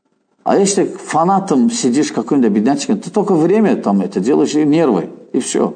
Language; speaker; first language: Russian; non-native, fluent; Azerbaijani